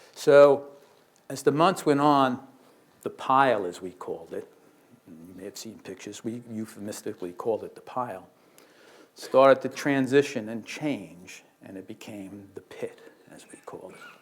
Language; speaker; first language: English; native; English